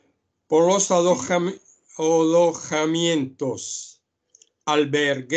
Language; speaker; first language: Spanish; non-native, learner; Italian